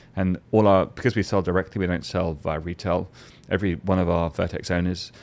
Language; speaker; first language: English; native; English